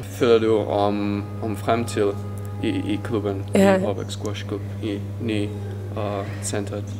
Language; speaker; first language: Danish; non-native, learner; Slovak